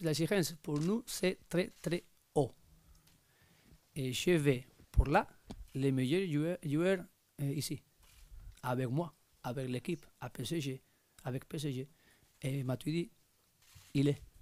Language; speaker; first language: French; non-native, learner; Spanish